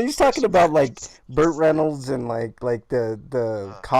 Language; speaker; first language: English; native; English